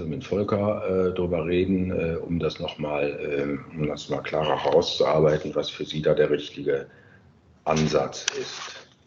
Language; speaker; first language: German; native; German